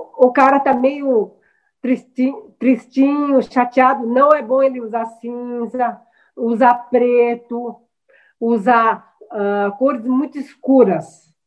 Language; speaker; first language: Portuguese; early bilingual, other home language; Chinese